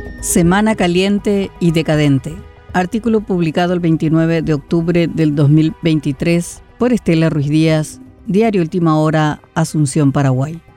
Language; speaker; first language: Spanish; native; Spanish